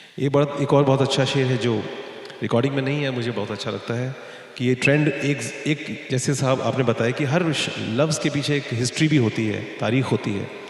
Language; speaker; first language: Hindi; native; Hindi